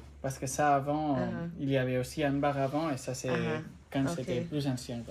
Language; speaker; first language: French; non-native, fluent; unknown